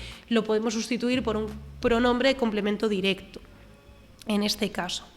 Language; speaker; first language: Spanish; native; Spanish